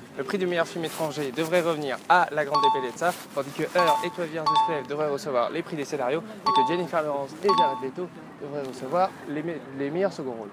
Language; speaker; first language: French; native; French